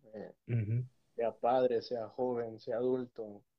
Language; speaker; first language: Spanish; native; Spanish